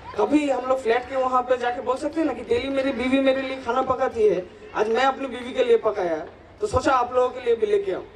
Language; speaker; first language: Hindi; non-native, local second language; Bangla